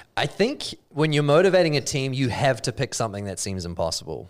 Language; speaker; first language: English; native; English